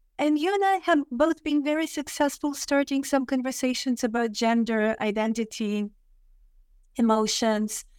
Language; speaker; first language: English; non-native, fluent; Russian